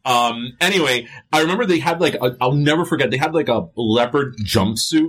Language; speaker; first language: English; early bilingual, other home language; Spanish